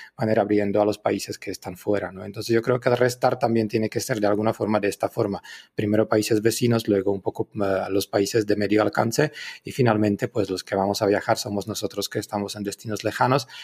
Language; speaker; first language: Spanish; non-native, fluent; Czech